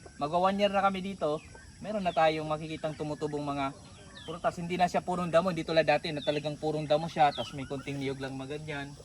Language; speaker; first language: Filipino; non-native, local second language; Cebuano